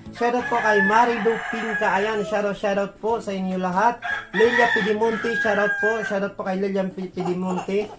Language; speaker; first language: Filipino; non-native, local second language; Waray